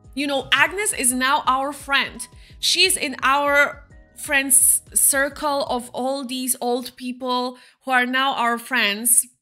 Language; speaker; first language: English; non-native, fluent; Slovak